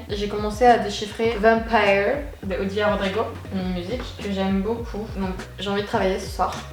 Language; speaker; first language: French; native; French